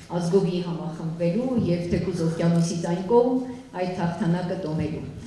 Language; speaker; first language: Armenian; native; Armenian